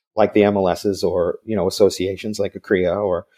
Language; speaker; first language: English; native; English